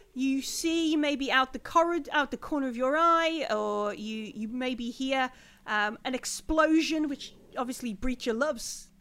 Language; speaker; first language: English; native; English